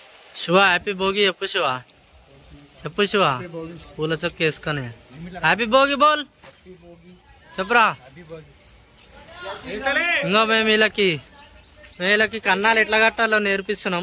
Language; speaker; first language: Telugu; native; Telugu